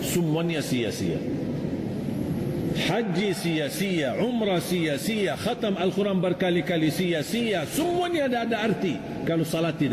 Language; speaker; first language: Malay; non-native, fluent; Arabic